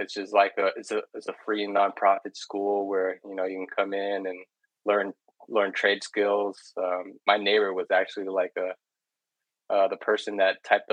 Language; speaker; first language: English; native; English